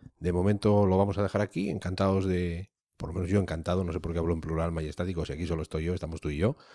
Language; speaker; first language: Spanish; native; Spanish